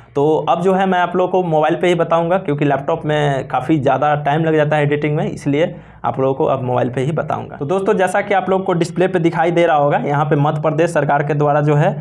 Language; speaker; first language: Hindi; native; Hindi